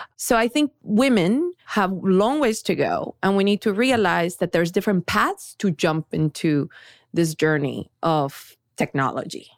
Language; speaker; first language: English; early bilingual, other home language; Spanish